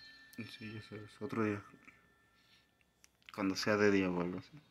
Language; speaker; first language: Spanish; native; Spanish